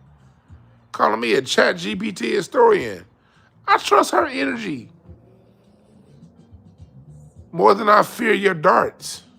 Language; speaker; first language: English; native; English